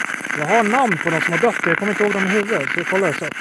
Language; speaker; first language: Swedish; native; Swedish